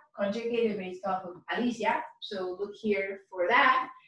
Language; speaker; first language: English; native; English